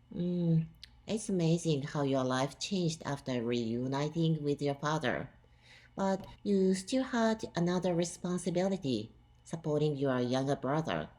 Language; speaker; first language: English; non-native, fluent; Japanese